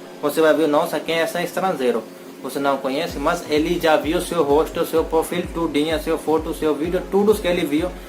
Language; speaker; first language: Portuguese; non-native, learner; Hindi